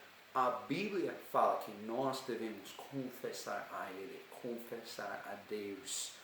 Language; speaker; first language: Portuguese; non-native, learner; English